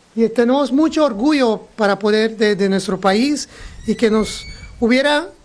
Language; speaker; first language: Spanish; non-native, local second language; English